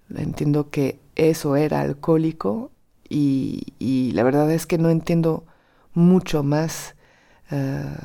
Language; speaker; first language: Spanish; non-native, fluent; French